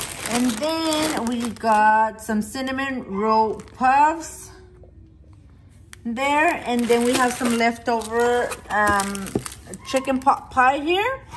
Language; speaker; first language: English; early bilingual, other home language; Spanish